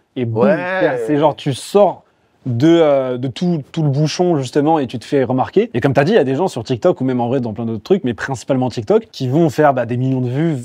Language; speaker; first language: French; native; French